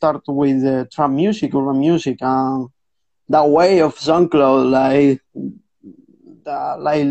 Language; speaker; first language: English; non-native, fluent; Spanish